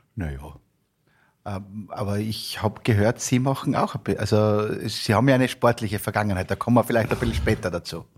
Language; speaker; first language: German; native; German